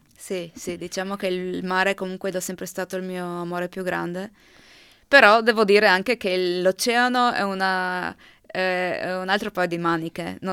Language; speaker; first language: Italian; non-native, local second language; Slovenian